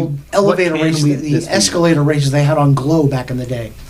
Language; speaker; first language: English; native; English